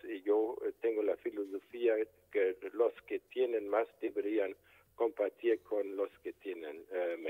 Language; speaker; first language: Spanish; non-native, fluent; German